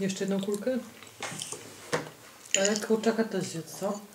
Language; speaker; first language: German; non-native, fluent; Polish